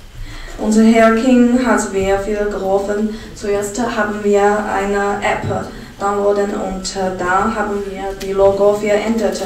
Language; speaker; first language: German; non-native, learner; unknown